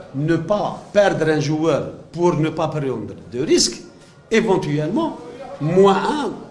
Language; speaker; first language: French; non-native, local second language; Arabic